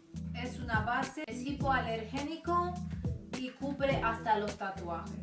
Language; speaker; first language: Spanish; non-native, fluent; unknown